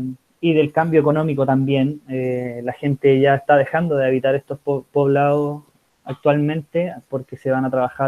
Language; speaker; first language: Spanish; native; Spanish